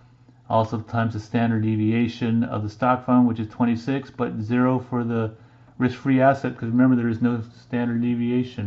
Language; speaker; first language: English; native; English